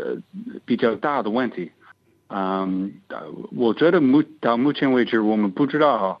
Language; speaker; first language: Chinese; non-native, fluent; English